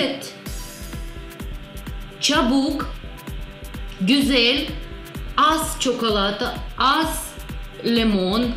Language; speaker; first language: Turkish; non-native, learner; Russian